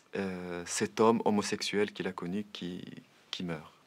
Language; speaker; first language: French; non-native, local second language; Arabic